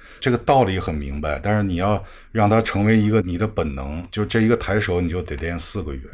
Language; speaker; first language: Chinese; native; Chinese